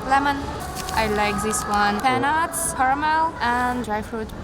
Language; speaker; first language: English; non-native, learner; Russian